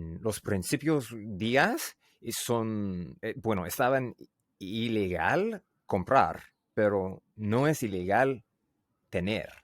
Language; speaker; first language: Spanish; non-native, learner; English